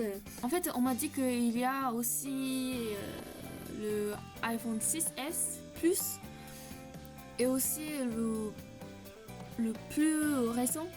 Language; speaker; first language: French; non-native, learner; Japanese